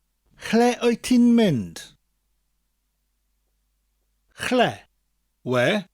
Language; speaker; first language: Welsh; non-native, fluent; English